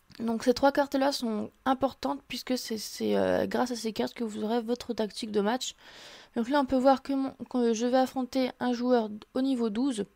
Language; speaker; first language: French; native; French